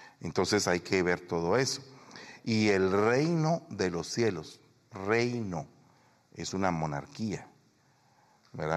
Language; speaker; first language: Spanish; native; Spanish